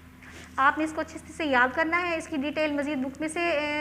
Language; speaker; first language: Hindi; non-native, local second language; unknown